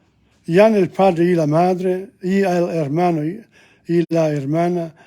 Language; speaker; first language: Spanish; non-native, learner; English